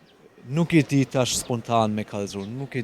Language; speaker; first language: Albanian; non-native, fluent; German